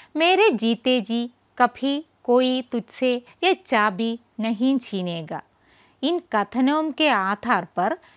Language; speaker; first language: Hindi; non-native, local second language; Malayalam